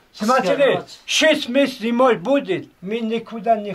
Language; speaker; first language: Russian; non-native, local second language; Uzbek